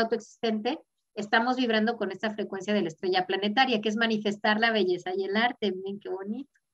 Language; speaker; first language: Spanish; native; Spanish